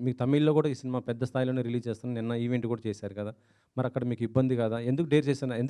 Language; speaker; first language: Telugu; native; Telugu